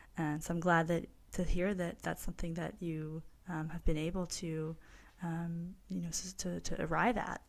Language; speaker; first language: English; native; English